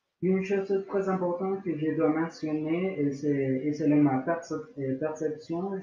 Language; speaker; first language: French; non-native, learner; Spanish